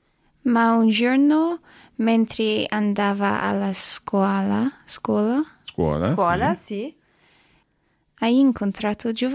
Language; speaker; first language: Italian; non-native, learner; English